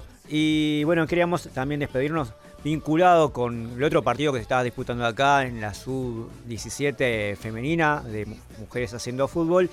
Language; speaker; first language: Spanish; native; Spanish